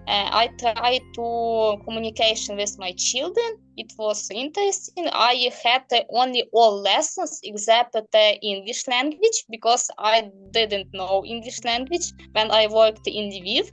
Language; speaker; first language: English; non-native, learner; Ukrainian